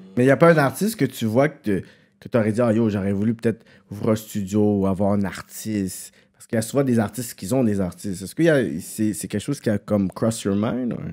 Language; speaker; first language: French; native; French